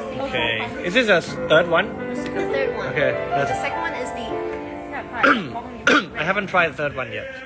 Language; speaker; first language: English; non-native, learner; Thai